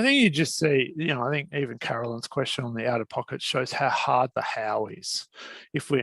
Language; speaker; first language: English; native; English